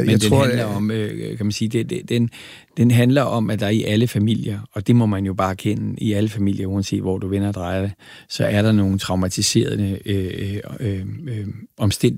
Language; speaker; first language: Danish; native; Danish